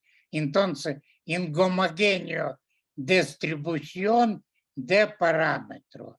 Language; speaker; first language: Spanish; non-native, learner; Russian